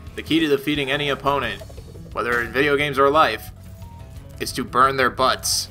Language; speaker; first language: English; native; English